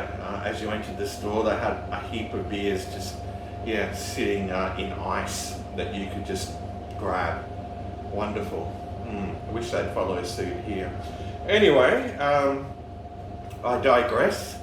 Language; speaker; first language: English; native; English